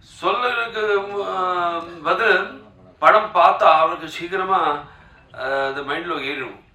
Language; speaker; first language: Tamil; non-native, local second language; Telugu